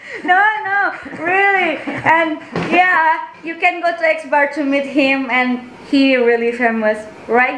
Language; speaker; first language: English; non-native, fluent; Indonesian